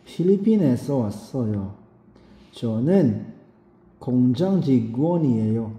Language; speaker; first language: Korean; non-native, fluent; Filipino